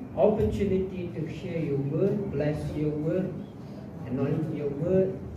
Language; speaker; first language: English; non-native, local second language; Malay